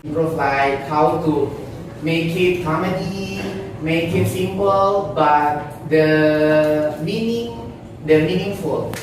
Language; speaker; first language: English; non-native, learner; Indonesian